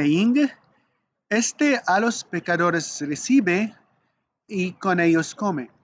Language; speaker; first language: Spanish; non-native, learner; Arabic